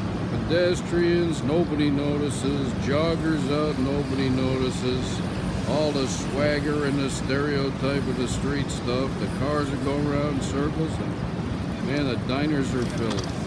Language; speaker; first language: English; native; English